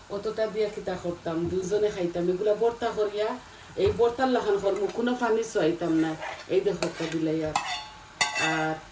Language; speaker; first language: Bangla; native; Bangla